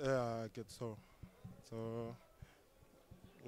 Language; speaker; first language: English; non-native, learner; French